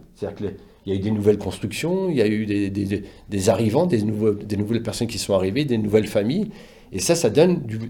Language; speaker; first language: French; native; French